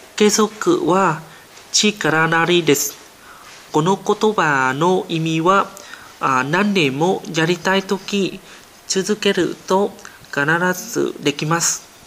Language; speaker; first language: Japanese; non-native, learner; Vietnamese